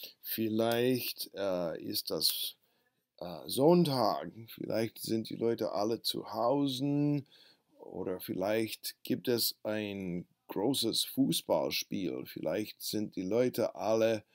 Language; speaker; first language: German; non-native, fluent; English